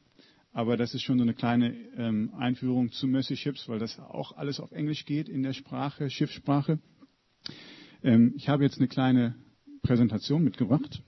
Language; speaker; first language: German; native; German